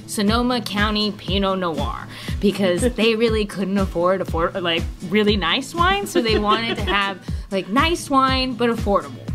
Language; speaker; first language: English; native; English